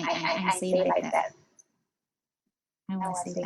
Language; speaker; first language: English; non-native, learner; Burmese